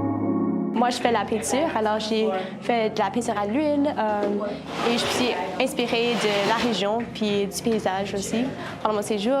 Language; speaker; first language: French; non-native, learner; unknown